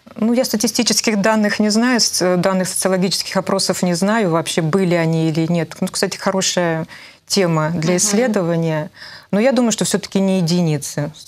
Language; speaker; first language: Russian; native; Russian